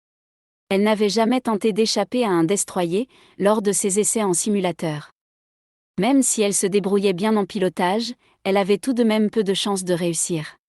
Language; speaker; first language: French; native; French